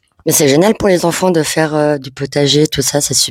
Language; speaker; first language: French; native; French